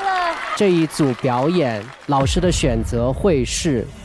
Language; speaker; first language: Chinese; native; Chinese